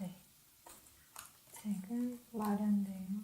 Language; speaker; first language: Korean; native; Korean